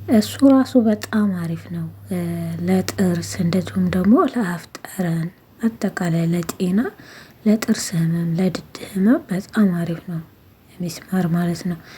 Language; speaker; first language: Amharic; native; Amharic